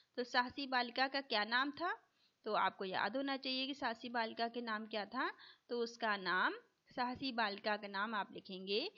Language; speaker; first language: Hindi; native; Hindi